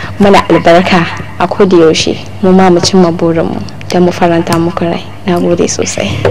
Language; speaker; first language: Hausa; non-native, local second language; Tamasheq